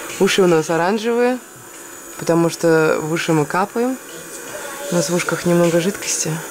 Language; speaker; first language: Russian; non-native, local second language; Latvian